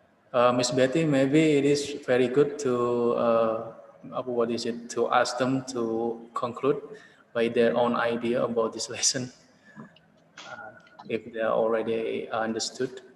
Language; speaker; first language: English; non-native, learner; Indonesian